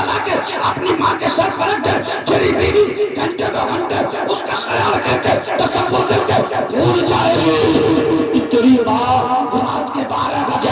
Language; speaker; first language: Urdu; native; Urdu